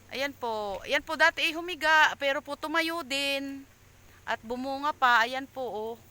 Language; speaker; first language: Filipino; native; Filipino